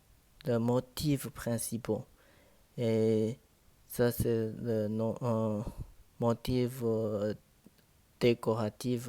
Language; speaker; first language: French; non-native, learner; Chinese